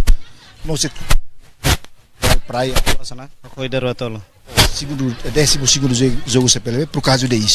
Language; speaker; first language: Portuguese; non-native, local second language; Tetum